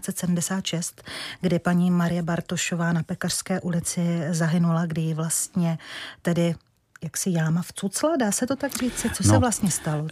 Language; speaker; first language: Czech; native; Czech